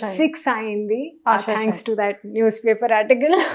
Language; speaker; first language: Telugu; non-native, learner; Hindi